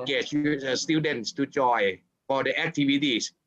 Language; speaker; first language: English; non-native, fluent; Thai